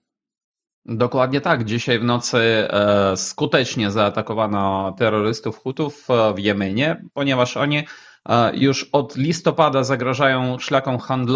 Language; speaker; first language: Polish; non-native, fluent; Ukrainian